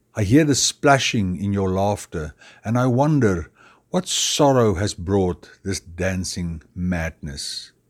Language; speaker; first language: English; non-native, local second language; Afrikaans